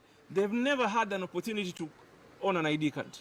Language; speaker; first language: English; non-native, local second language; Swahili